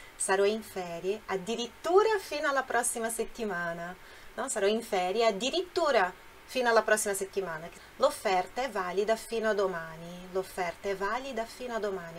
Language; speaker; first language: Italian; non-native, fluent; Portuguese